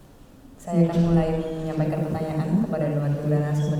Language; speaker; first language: Indonesian; native; Indonesian